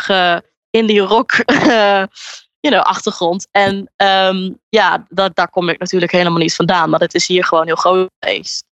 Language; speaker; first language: Dutch; native; Dutch